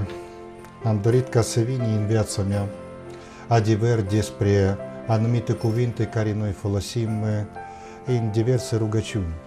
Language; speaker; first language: Romanian; non-native, fluent; Russian